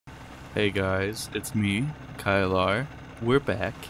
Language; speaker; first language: English; native; English